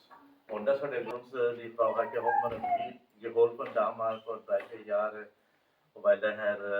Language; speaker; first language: German; non-native, learner; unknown